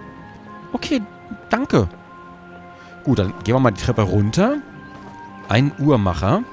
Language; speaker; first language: German; native; German